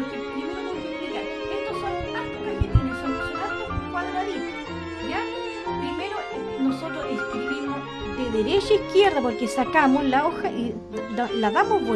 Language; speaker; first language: Spanish; native; Spanish